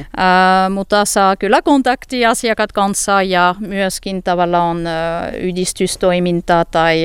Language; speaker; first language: Finnish; non-native, fluent; French